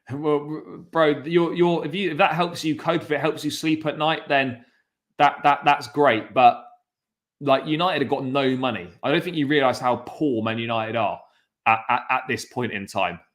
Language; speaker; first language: English; native; English